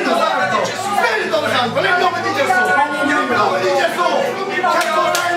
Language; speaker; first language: Italian; native; Italian